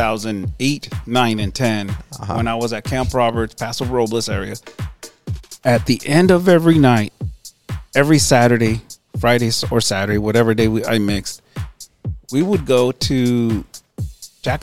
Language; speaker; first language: English; early bilingual, other home language; Spanish